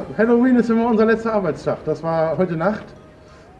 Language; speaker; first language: German; native; German